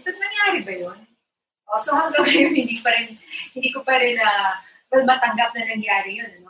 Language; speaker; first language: Filipino; non-native, local second language; Iloko